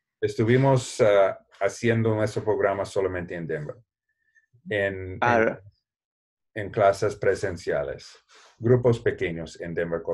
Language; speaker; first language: Spanish; non-native, learner; English